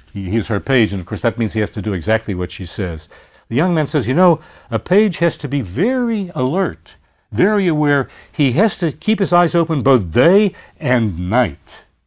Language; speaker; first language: English; native; English